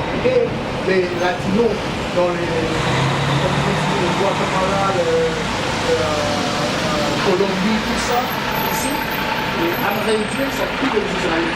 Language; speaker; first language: French; non-native, learner; English